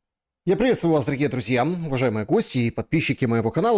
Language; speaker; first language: Russian; native; Russian